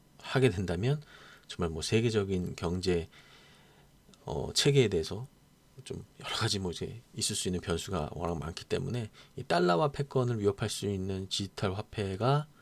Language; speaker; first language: Korean; native; Korean